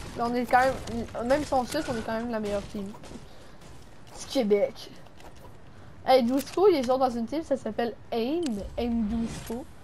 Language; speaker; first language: French; native; French